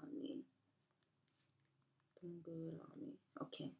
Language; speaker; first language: Korean; non-native, learner; English